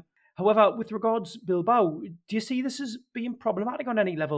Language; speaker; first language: English; native; English